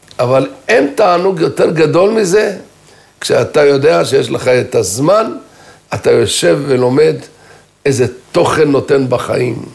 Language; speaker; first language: Hebrew; native; Hebrew